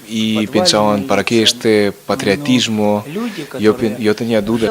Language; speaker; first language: Spanish; non-native, fluent; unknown